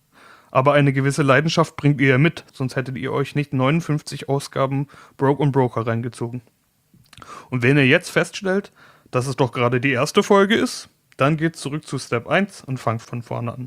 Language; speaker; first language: German; native; German